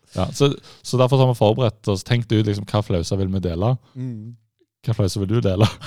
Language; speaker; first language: Norwegian; native; Norwegian